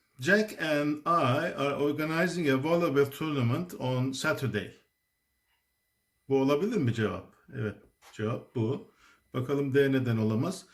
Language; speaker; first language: English; non-native, fluent; Turkish